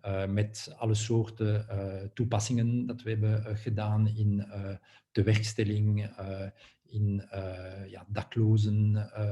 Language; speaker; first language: Dutch; non-native, local second language; French